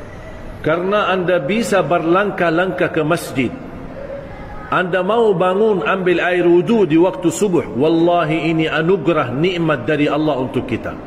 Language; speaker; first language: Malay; non-native, fluent; Arabic